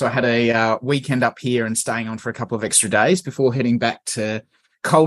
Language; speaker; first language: English; native; English